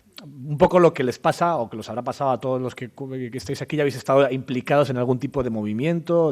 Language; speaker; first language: Spanish; native; Spanish